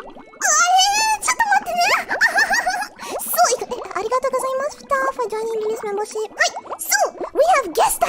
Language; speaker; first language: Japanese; non-native, learner; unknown